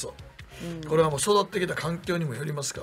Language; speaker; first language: Japanese; native; Japanese